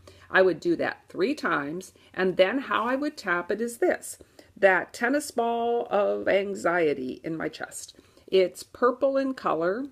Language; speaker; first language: English; native; English